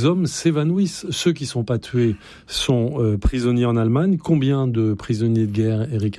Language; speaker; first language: French; native; French